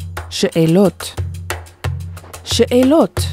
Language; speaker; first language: Hebrew; non-native, fluent; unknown